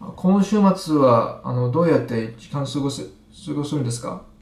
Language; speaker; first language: Japanese; non-native, fluent; English